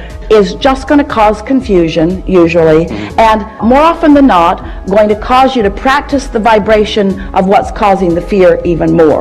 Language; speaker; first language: English; native; English